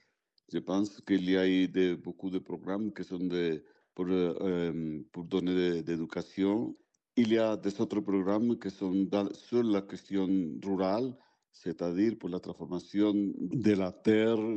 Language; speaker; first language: French; non-native, fluent; Spanish